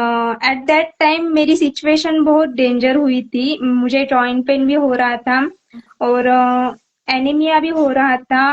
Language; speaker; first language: Hindi; native; Hindi